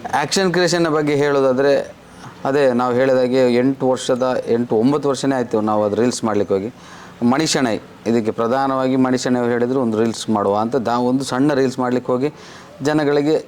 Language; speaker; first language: Kannada; non-native, local second language; Tulu